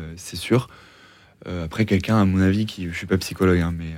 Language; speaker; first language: French; native; French